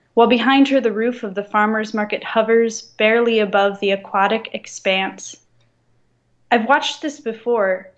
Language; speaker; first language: English; native; English